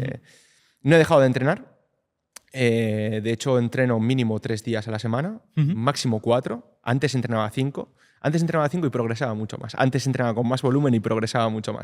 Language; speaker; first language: Spanish; native; Spanish